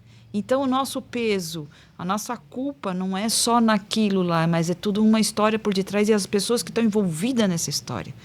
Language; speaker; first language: Portuguese; native; Portuguese